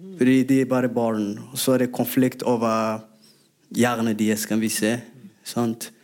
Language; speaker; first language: Norwegian; non-native, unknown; Somali